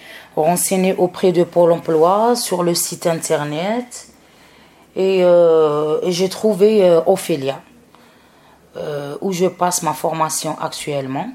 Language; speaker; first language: French; non-native, local second language; Arabic